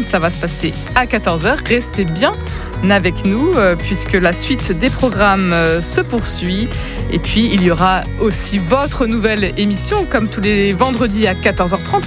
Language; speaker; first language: French; native; French